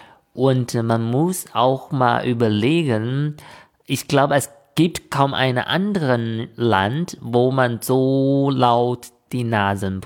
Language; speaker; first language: German; non-native, fluent; Chinese